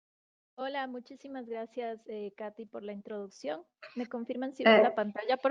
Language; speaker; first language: Spanish; native; Spanish